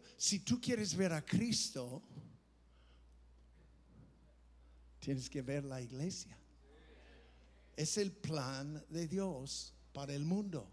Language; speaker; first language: Spanish; non-native, fluent; English